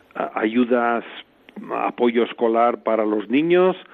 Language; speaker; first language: Spanish; native; Spanish